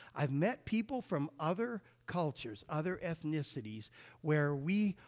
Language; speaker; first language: English; native; English